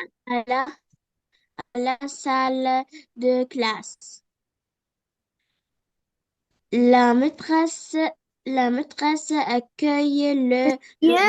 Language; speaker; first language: French; non-native, learner; Arabic